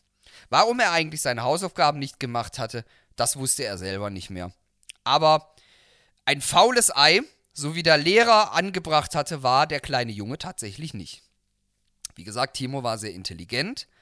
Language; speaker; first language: German; native; German